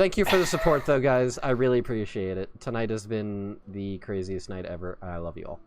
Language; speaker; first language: English; native; English